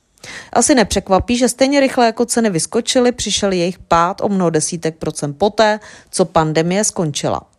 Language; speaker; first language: Czech; native; Czech